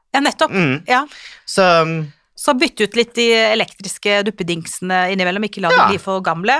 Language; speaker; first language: Norwegian; native; Norwegian